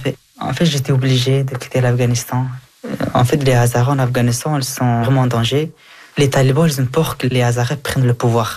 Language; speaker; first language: French; early bilingual, other home language; Persian